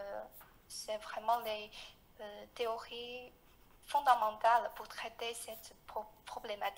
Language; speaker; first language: French; non-native, fluent; Chinese